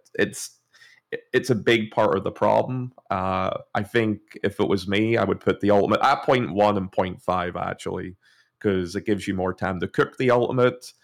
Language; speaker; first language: English; native; English